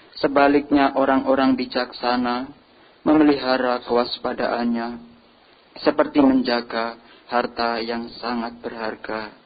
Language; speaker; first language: Indonesian; non-native, local second language; Javanese